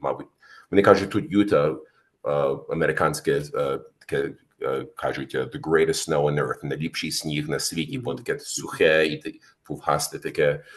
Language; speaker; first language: Ukrainian; early bilingual, heritage; Ukrainian